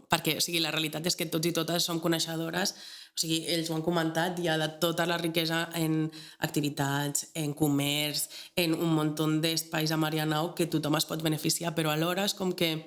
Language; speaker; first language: Catalan; native; Catalan